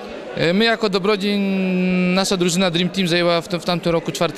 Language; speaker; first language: Polish; native; Polish